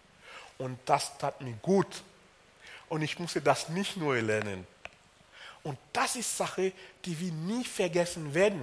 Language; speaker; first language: German; non-native, fluent; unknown